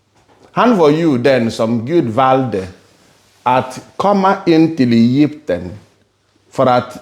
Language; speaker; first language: Swedish; non-native, fluent; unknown